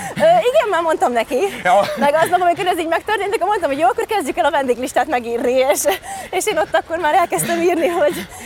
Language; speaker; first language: Hungarian; native; Hungarian